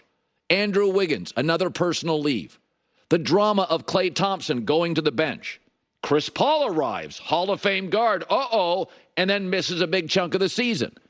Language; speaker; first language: English; native; English